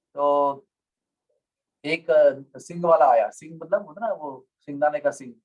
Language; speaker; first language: Hindi; non-native, local second language; Marathi